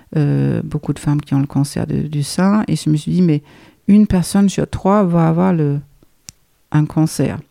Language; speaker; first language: French; non-native, fluent; Danish